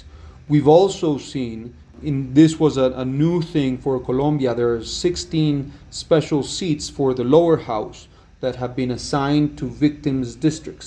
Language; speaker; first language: English; non-native, fluent; Spanish